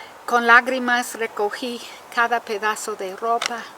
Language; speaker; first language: Spanish; non-native, fluent; English